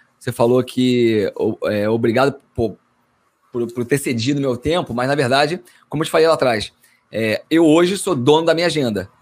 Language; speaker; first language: Portuguese; native; Portuguese